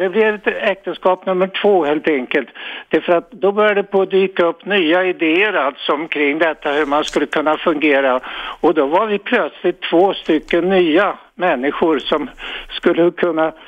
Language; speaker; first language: Swedish; native; Swedish